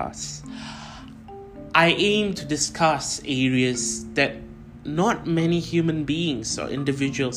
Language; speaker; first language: English; non-native, local second language; Tamil